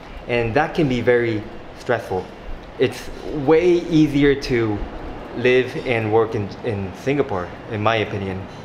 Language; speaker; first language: English; non-native, fluent; Japanese